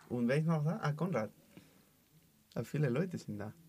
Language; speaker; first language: German; non-native, learner; Spanish